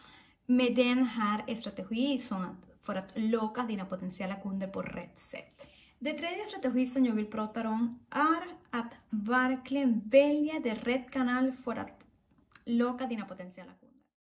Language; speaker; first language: Swedish; non-native, fluent; Spanish